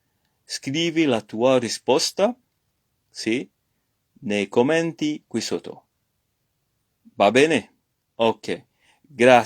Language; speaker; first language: Italian; non-native, fluent; French